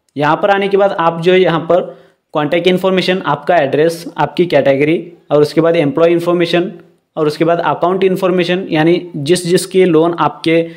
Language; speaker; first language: Hindi; non-native, local second language; Marathi